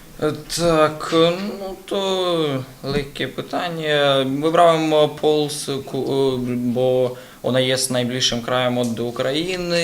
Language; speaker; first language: Polish; non-native, learner; Ukrainian